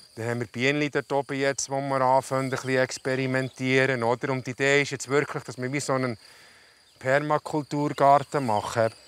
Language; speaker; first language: German; native; German